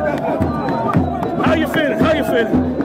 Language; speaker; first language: English; native; English